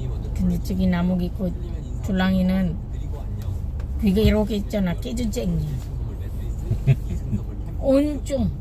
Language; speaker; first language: Korean; non-native, local second language; Filipino